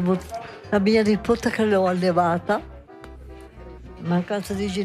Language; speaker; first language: Italian; native; Italian